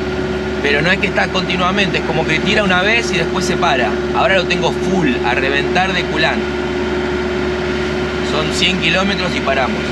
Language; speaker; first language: Spanish; native; Spanish